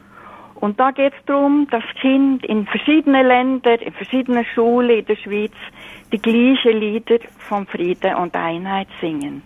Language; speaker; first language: German; non-native, fluent; Norwegian